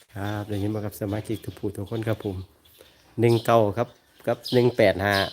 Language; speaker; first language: Thai; native; Thai